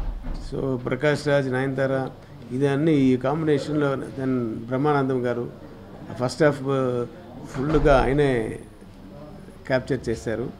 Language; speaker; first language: Telugu; non-native, learner; Tamil